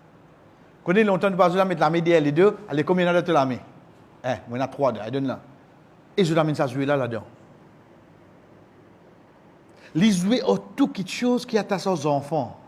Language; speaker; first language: French; non-native, local second language; Morisyen